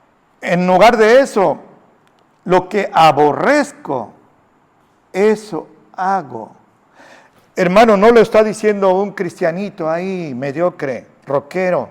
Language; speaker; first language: Spanish; native; Spanish